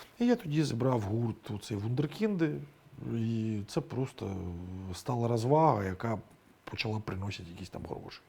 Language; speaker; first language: Ukrainian; non-native, local second language; Russian